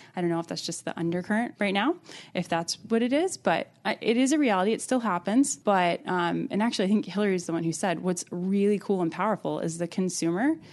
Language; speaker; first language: English; native; English